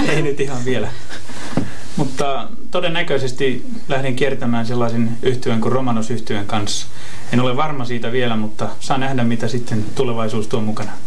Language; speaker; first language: Finnish; native; Finnish